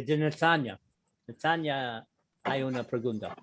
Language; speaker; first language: Spanish; non-native, learner; English